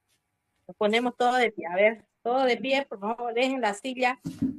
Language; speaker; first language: Spanish; native; Spanish